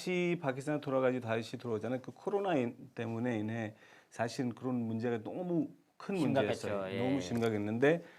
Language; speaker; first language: Korean; non-native, fluent; Urdu